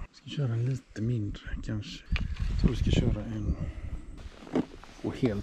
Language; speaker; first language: Swedish; native; Swedish